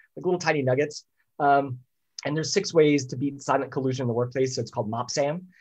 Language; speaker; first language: English; native; English